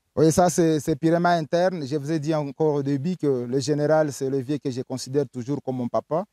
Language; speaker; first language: French; non-native, local second language; Swahili